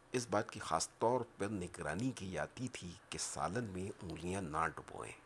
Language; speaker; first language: Urdu; native; Urdu